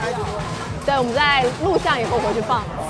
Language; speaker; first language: Chinese; non-native, fluent; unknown